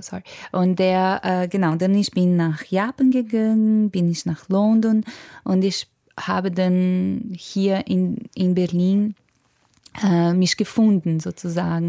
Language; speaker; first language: German; non-native, fluent; Portuguese